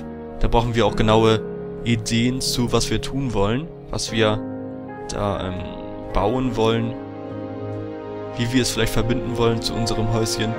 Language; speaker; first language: German; native; German